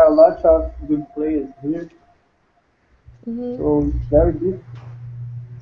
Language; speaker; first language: English; non-native, learner; Portuguese